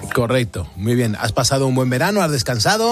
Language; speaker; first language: Spanish; native; Spanish